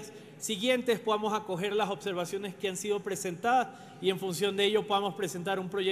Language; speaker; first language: Spanish; native; Spanish